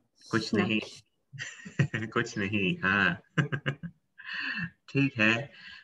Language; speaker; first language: Hindi; non-native, fluent; Indonesian